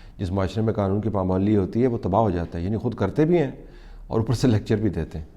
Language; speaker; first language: Urdu; native; Urdu